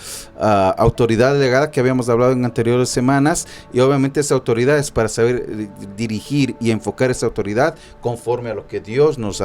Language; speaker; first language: Spanish; native; Spanish